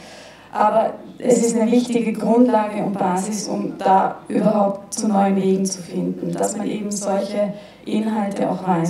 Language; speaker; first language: German; native; German